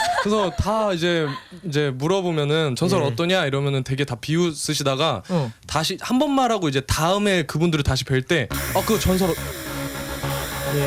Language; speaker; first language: Korean; early bilingual, other home language; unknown